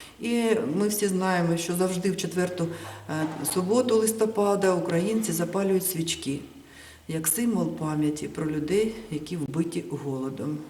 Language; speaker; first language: Ukrainian; native; Ukrainian